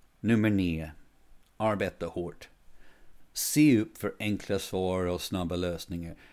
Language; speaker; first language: Swedish; non-native, fluent; English